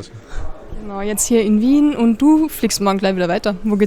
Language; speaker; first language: German; native; German